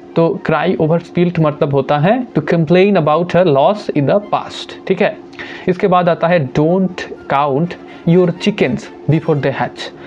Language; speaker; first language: Hindi; non-native, local second language; Bangla